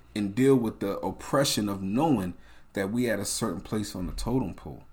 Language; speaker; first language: English; native; English